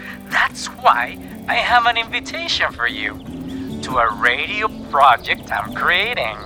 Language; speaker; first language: English; non-native, fluent; Spanish